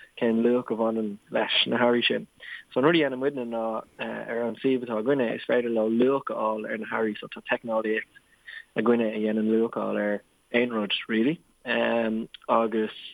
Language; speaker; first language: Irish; non-native, local second language; English